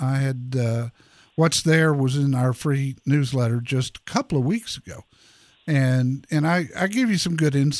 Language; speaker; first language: English; native; English